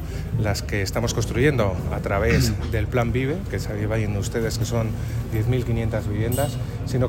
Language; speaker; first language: Spanish; native; Spanish